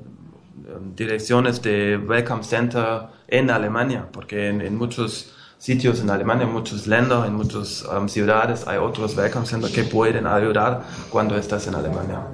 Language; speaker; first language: Spanish; non-native, fluent; German